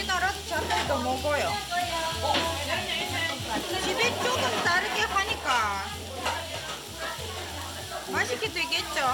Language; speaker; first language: Korean; non-native, learner; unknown